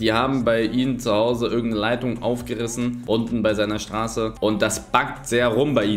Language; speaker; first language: German; native; German